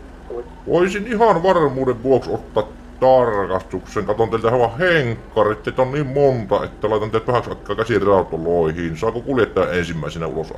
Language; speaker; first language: Finnish; native; Finnish